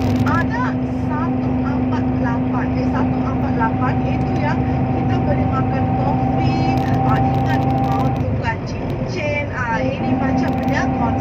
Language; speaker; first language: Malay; non-native, local second language; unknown